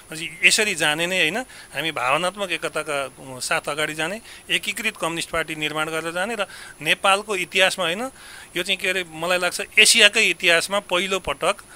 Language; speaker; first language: Nepali; native; Nepali